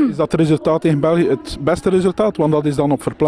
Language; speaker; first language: Dutch; native; Dutch